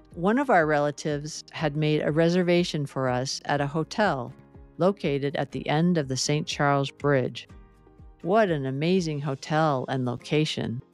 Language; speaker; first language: English; native; English